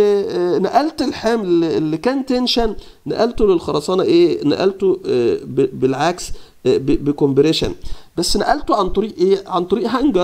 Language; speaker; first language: Arabic; native; Arabic